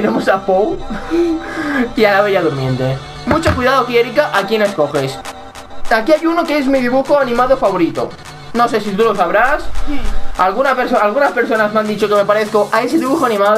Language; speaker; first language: Spanish; native; Spanish